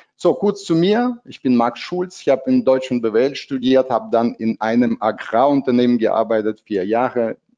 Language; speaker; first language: German; non-native, fluent; Russian